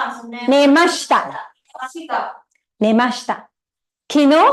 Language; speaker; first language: Japanese; non-native, fluent; Tamil